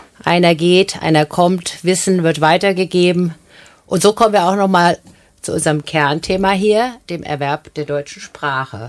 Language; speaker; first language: German; native; German